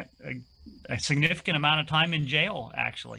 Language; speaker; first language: English; native; English